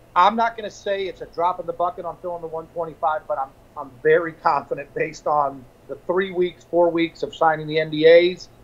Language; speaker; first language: English; native; English